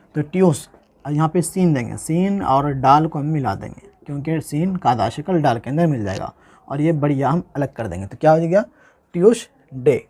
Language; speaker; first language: Hindi; native; Hindi